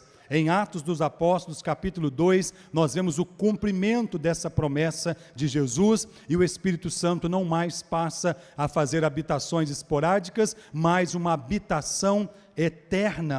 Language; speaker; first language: Portuguese; native; Portuguese